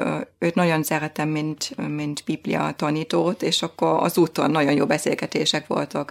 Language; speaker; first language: Hungarian; non-native, fluent; German